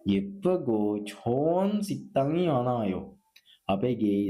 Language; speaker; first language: Korean; non-native, fluent; Sinhala